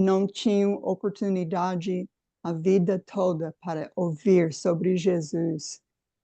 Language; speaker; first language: Portuguese; non-native, fluent; English